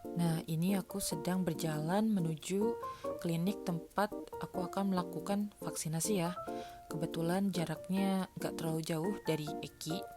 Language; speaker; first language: Indonesian; native; Indonesian